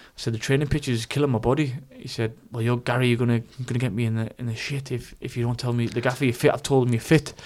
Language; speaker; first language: English; native; English